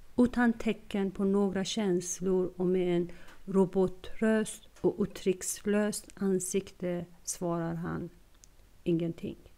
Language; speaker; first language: Swedish; non-native, fluent; Persian